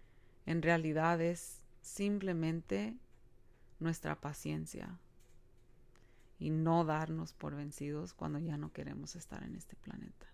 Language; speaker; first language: Spanish; early bilingual, other home language; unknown